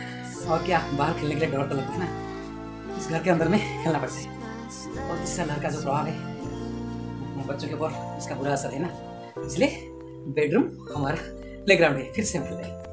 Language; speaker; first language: Hindi; non-native, local second language; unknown